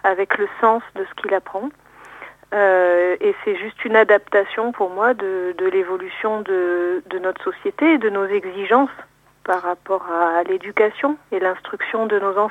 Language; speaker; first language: French; native; French